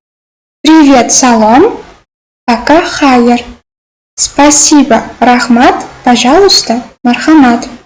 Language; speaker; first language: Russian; non-native, local second language; Uzbek